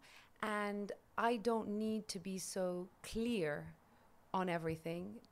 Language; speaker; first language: English; native; English